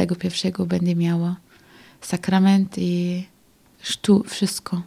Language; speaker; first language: Polish; non-native, learner; Arabic